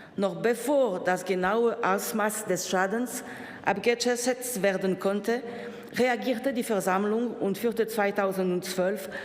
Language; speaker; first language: German; non-native, local second language; French